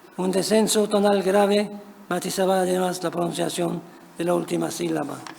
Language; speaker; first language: Spanish; non-native, fluent; French